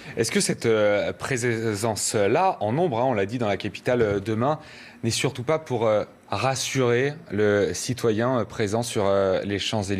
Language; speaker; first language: French; native; French